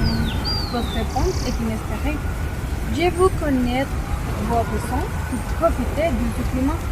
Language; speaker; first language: French; non-native, learner; Spanish